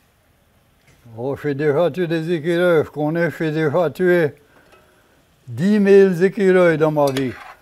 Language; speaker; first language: French; native; French